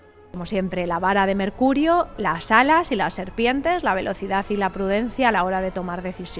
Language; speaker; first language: Spanish; native; Spanish